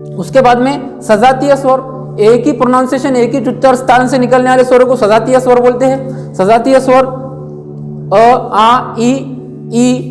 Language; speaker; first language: Hindi; non-native, local second language; Marathi